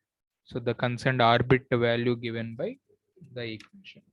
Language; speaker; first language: English; non-native, local second language; Telugu